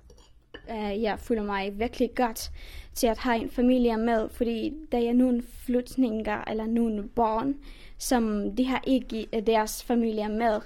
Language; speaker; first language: Danish; non-native, learner; Persian